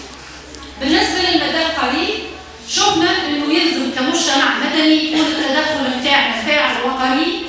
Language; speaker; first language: Arabic; native; Arabic